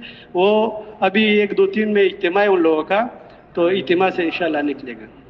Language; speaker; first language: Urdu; non-native, local second language; Pashto